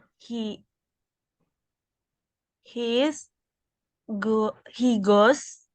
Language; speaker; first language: English; non-native, learner; Indonesian